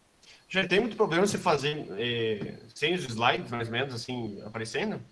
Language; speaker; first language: Portuguese; native; Portuguese